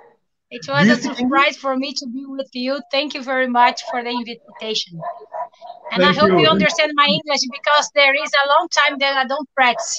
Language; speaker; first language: English; non-native, learner; Portuguese